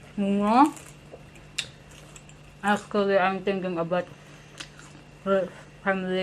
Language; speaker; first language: English; non-native, learner; Indonesian